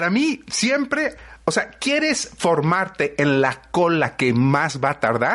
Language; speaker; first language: Spanish; native; Spanish